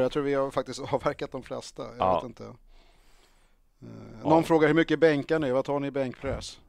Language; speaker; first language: Swedish; native; Swedish